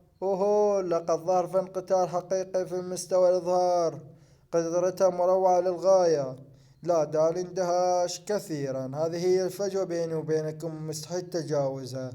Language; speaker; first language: Arabic; native; Arabic